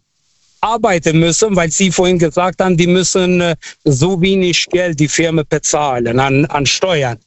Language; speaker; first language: German; non-native, fluent; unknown